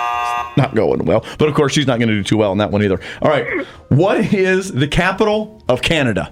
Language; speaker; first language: English; native; English